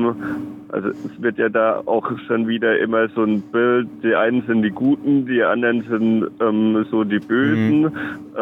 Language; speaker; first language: German; native; German